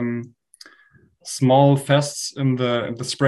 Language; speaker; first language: English; non-native, fluent; German